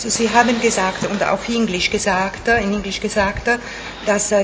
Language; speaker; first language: German; non-native, fluent; Italian